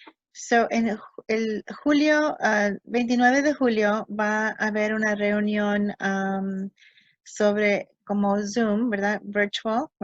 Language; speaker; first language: Spanish; early bilingual, heritage; English